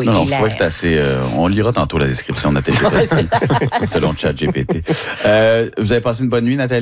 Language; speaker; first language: French; native; French